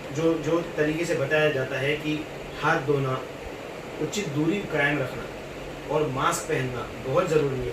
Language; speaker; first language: Hindi; native; Hindi